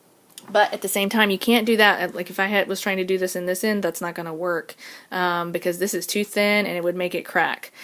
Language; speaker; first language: English; native; English